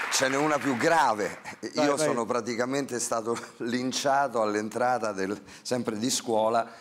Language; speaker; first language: Italian; native; Italian